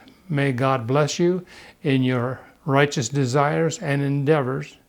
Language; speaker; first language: English; native; English